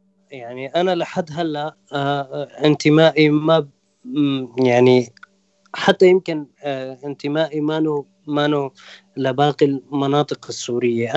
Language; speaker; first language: Arabic; non-native, local second language; Kurdish